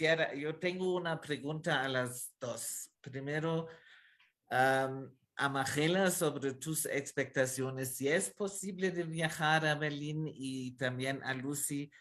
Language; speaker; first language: Spanish; non-native, fluent; German